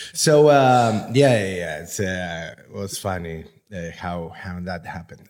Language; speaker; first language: English; non-native, fluent; Spanish